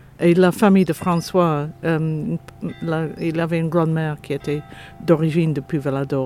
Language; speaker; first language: French; non-native, fluent; English